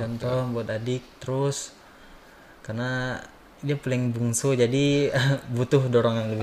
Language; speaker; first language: Indonesian; native; Indonesian